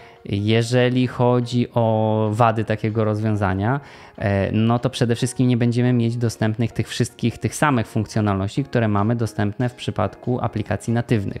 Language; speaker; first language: Polish; native; Polish